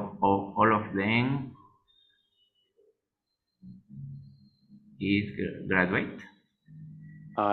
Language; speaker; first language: English; non-native, learner; Spanish